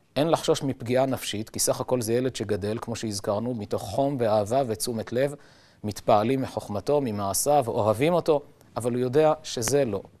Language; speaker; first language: Hebrew; native; Hebrew